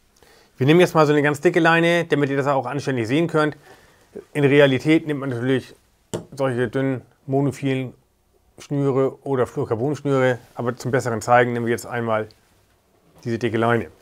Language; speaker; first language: German; native; German